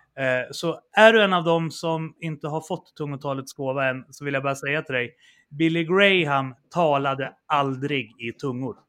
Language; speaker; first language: Swedish; native; Swedish